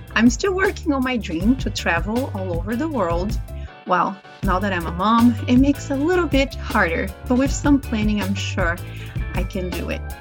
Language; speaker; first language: English; non-native, fluent; Portuguese